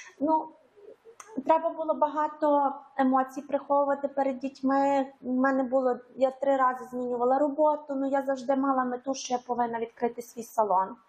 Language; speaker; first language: Ukrainian; native; Ukrainian